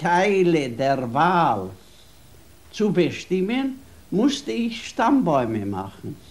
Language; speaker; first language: German; non-native, fluent; Hungarian